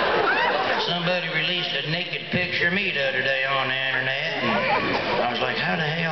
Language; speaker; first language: English; native; English